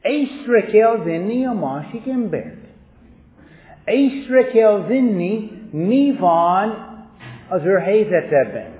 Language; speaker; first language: Hungarian; non-native, fluent; English